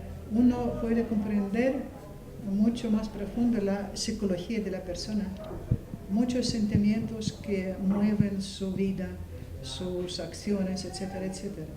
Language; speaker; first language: Spanish; non-native, fluent; Russian